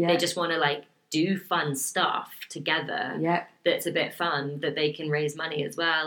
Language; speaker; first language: English; native; English